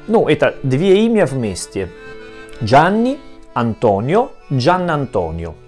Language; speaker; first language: Russian; non-native, learner; Italian